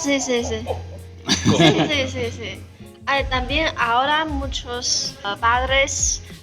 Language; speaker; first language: Spanish; non-native, learner; Chinese